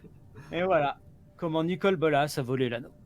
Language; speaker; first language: French; native; French